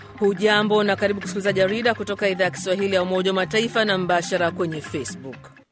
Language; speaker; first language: Swahili; non-native, local second language; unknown